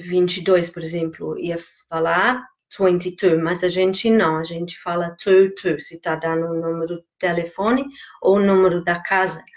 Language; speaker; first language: Portuguese; non-native, fluent; English